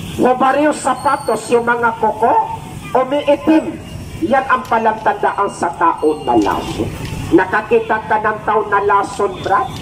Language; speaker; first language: Filipino; non-native, local second language; Cebuano